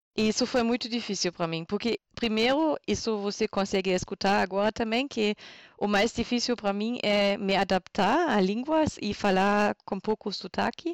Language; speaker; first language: Portuguese; non-native, fluent; German